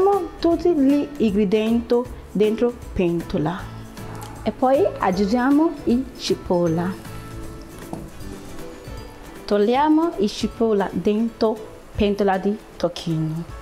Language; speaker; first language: Italian; non-native, learner; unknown